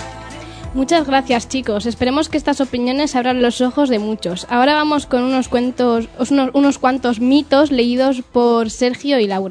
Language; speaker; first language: Spanish; native; Spanish